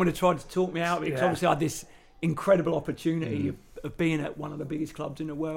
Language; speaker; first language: English; native; English